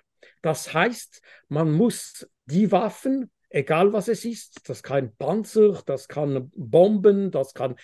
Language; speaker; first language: German; non-native, fluent; French